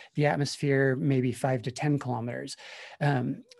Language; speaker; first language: English; native; English